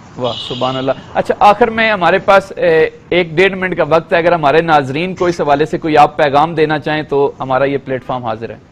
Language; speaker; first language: Urdu; non-native, local second language; Punjabi